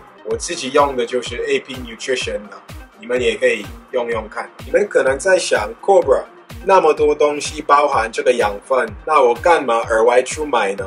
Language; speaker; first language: Chinese; non-native, fluent; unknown